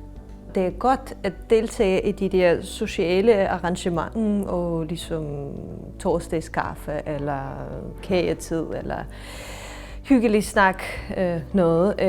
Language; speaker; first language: Danish; non-native, fluent; Ukrainian